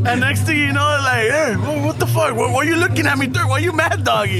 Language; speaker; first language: English; early bilingual, other home language; Spanish